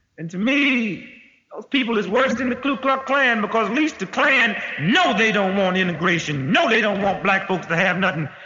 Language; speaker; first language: English; native; English